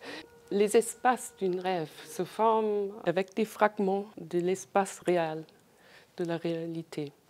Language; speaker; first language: French; non-native, fluent; German